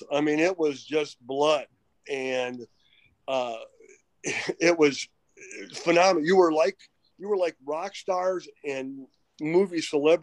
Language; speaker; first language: English; native; English